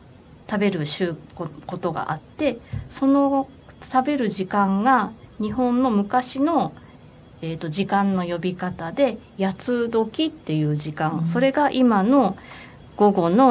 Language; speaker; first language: Japanese; native; Japanese